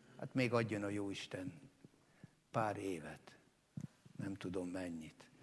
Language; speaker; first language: Hungarian; native; Hungarian